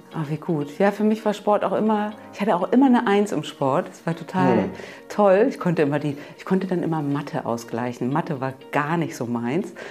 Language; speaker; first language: German; native; German